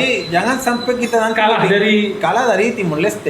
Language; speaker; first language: Indonesian; non-native, fluent; Spanish